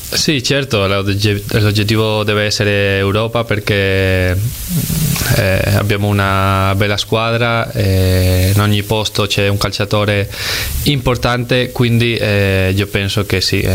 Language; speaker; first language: Italian; non-native, fluent; Spanish